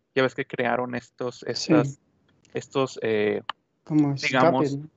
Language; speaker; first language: Spanish; native; Spanish